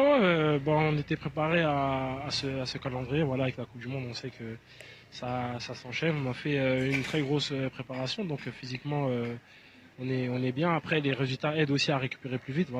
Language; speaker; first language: French; native; French